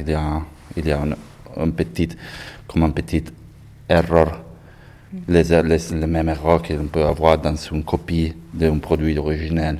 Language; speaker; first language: French; non-native, learner; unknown